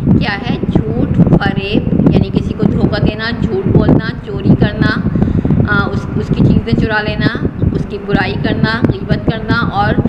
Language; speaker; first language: Urdu; native; Urdu